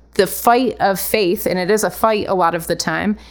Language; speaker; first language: English; early bilingual, other home language; Italian